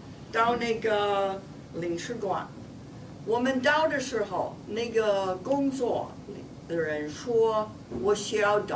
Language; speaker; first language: Chinese; non-native, fluent; English